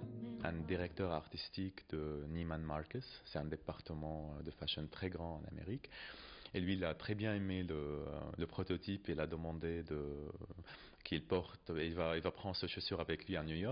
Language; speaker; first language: French; non-native, learner; Arabic